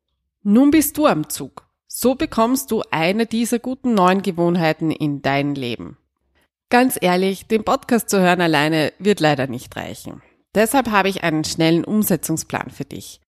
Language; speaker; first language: German; native; German